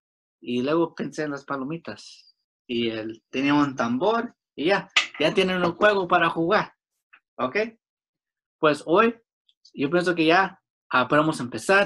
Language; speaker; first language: Spanish; early bilingual, heritage; Spanish